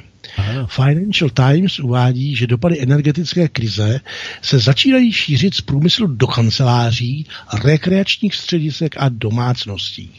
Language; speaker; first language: Czech; native; Czech